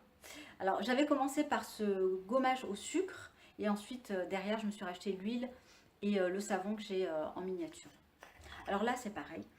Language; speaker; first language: French; native; French